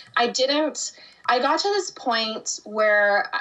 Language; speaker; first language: English; native; English